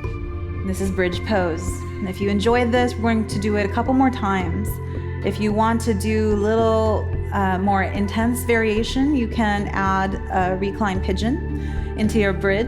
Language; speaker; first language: English; native; English